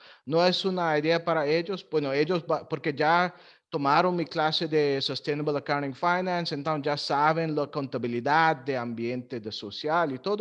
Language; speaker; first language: Spanish; non-native, fluent; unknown